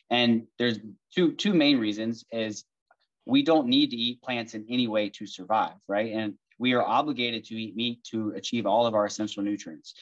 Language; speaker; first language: English; native; English